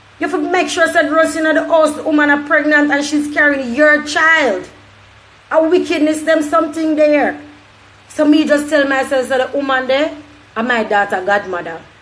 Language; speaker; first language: English; native; English